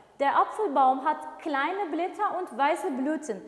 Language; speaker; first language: German; non-native, fluent; Turkish